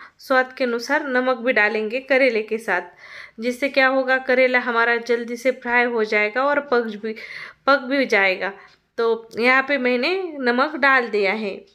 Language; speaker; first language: Hindi; non-native, local second language; Marathi